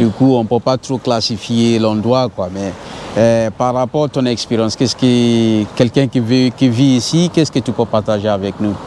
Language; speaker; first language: French; non-native, fluent; English